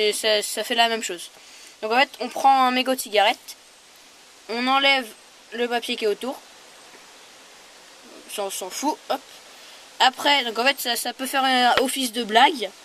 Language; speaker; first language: French; native; French